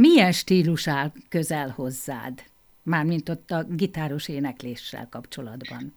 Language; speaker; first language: Hungarian; native; Hungarian